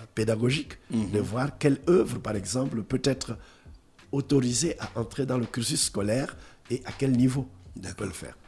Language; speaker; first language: French; non-native, local second language; Lingala